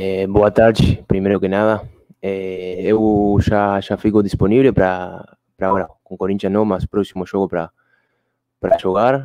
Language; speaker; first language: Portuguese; non-native, fluent; Spanish